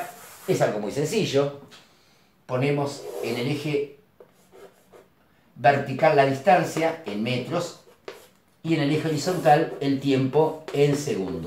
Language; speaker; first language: Spanish; native; Spanish